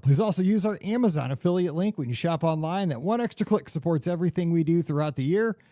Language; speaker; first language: English; native; English